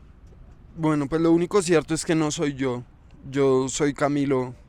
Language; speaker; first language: Spanish; native; Spanish